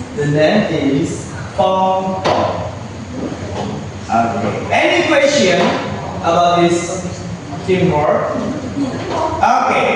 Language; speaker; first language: English; non-native, learner; Indonesian